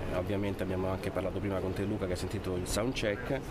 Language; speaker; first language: Italian; native; Italian